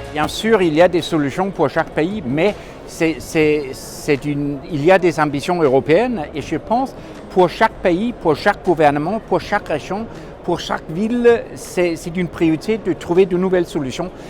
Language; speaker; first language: French; non-native, fluent; Danish